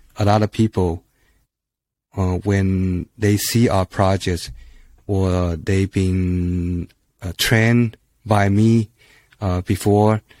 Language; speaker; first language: English; non-native, fluent; Chinese